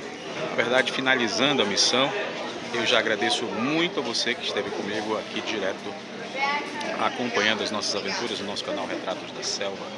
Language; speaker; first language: Portuguese; native; Portuguese